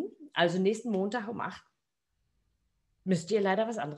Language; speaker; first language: German; native; German